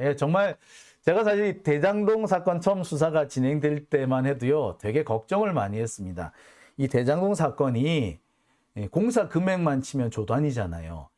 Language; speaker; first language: Korean; native; Korean